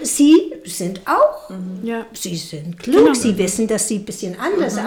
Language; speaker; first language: German; non-native, fluent; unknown